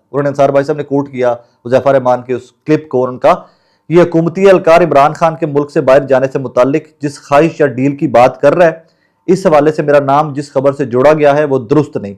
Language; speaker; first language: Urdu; non-native, local second language; Punjabi